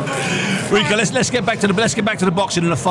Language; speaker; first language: English; native; English